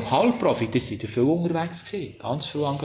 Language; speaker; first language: German; native; German